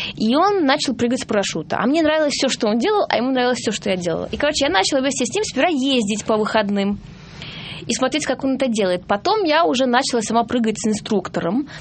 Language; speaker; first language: Russian; non-native, fluent; Georgian